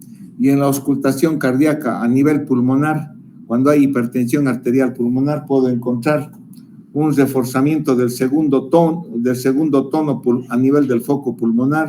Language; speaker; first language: Spanish; native; Spanish